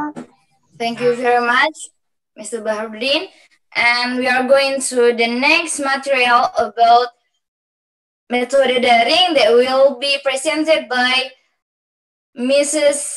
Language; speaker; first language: English; non-native, learner; Indonesian